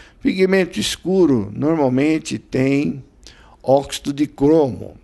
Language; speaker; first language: Portuguese; native; Portuguese